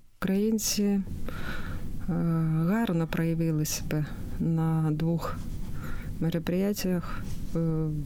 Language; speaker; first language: Ukrainian; native; Ukrainian